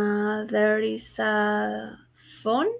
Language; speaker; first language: English; non-native, learner; Spanish